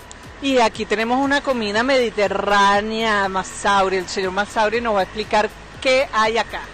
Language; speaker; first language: Spanish; native; Spanish